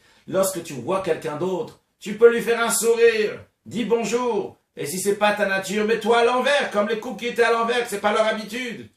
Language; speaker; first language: French; native; French